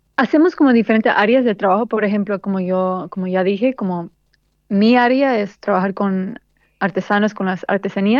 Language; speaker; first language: Spanish; early bilingual, heritage; Spanish